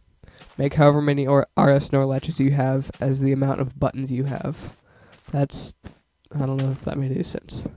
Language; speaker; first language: English; native; English